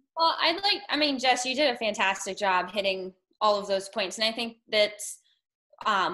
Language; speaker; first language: English; native; English